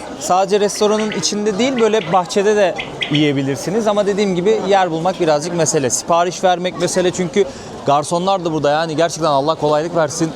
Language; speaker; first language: Turkish; native; Turkish